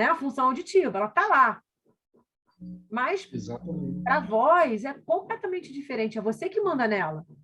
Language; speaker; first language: Portuguese; native; Portuguese